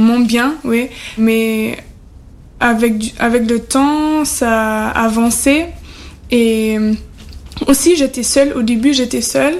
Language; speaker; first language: French; non-native, learner; German